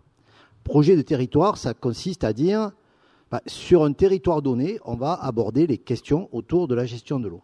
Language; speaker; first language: French; native; French